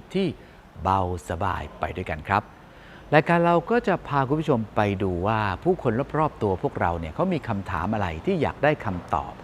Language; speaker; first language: Thai; native; Thai